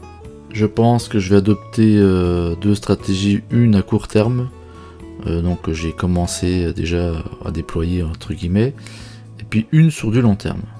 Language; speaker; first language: French; native; French